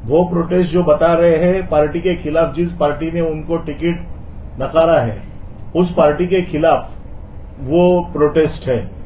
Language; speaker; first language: Hindi; non-native, local second language; Marathi